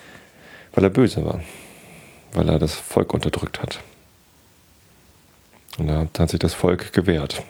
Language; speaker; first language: German; native; German